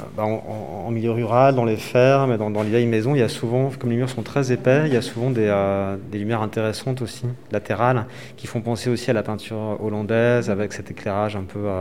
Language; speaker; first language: French; native; French